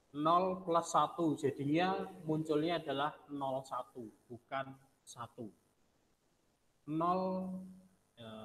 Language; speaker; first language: Indonesian; non-native, local second language; Javanese